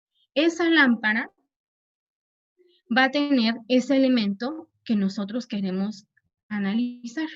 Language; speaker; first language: Spanish; native; Spanish